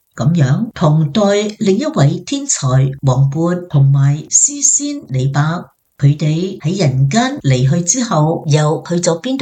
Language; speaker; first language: Chinese; native; Chinese